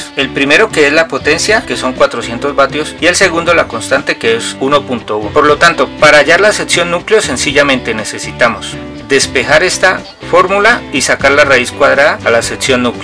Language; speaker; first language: Spanish; native; Spanish